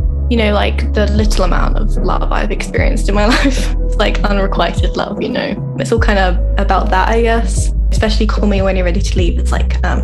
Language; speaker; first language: English; native; English